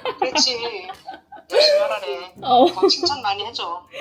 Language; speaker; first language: Korean; native; Korean